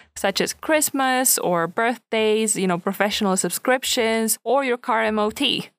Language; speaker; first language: English; non-native, fluent; Romanian